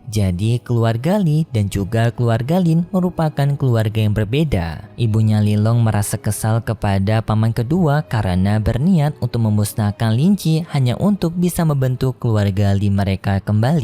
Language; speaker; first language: Indonesian; native; Indonesian